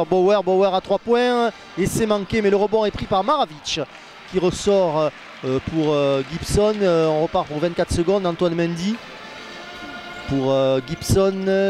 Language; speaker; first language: French; native; French